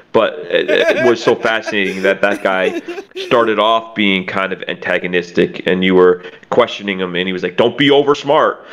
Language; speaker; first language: English; native; English